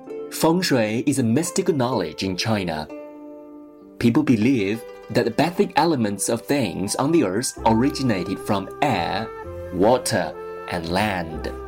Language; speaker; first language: English; non-native, fluent; Chinese